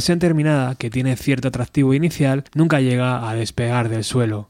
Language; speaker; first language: Spanish; native; Spanish